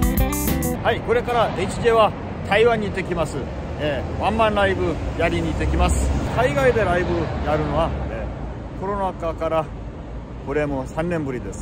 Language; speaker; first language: Japanese; non-native, fluent; Korean